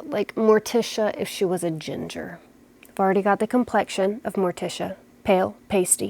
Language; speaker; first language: English; native; English